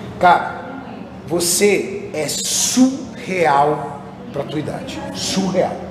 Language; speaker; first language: Portuguese; native; Portuguese